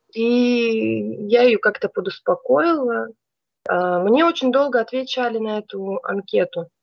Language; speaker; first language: Russian; native; Russian